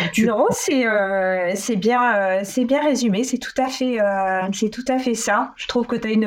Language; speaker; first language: French; native; French